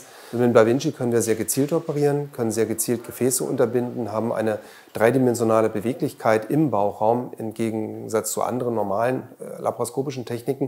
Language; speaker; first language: German; native; German